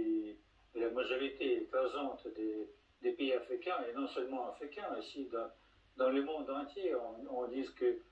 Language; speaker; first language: French; non-native, fluent; Russian